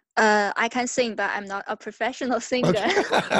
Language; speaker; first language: English; non-native, fluent; Chinese